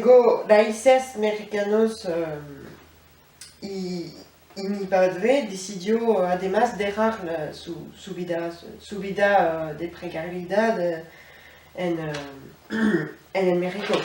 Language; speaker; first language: Spanish; non-native, learner; French